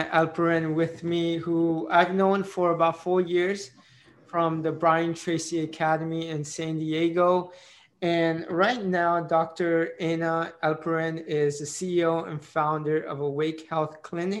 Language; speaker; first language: English; native; English